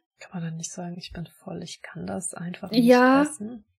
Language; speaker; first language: German; native; German